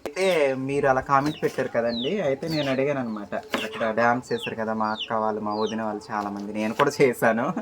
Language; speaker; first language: Telugu; non-native, local second language; Koya